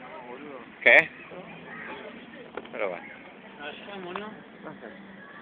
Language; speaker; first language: Spanish; native; Spanish